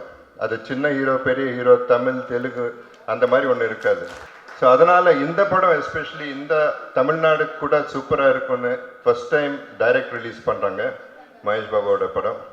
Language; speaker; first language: Tamil; non-native, local second language; Telugu